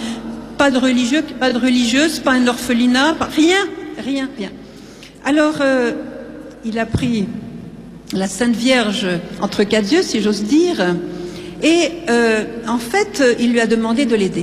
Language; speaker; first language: French; native; French